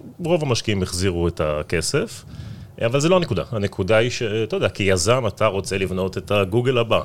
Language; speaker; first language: Hebrew; native; Hebrew